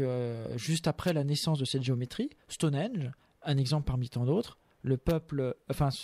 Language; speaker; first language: French; native; French